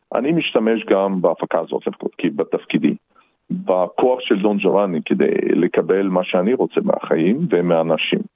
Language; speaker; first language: Hebrew; non-native, fluent; Russian